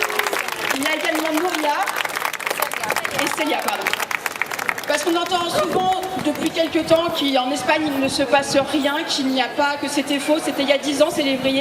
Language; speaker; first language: French; native; French